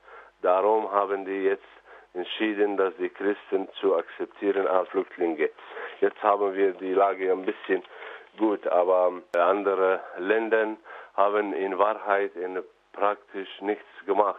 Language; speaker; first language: German; non-native, fluent; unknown